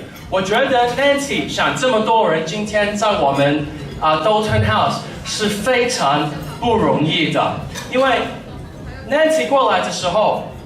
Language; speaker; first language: Chinese; early bilingual, heritage; English